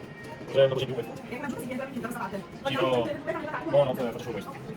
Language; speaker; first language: Italian; non-native, learner; Punjabi